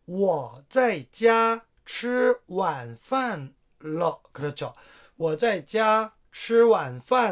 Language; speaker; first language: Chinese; non-native, fluent; Korean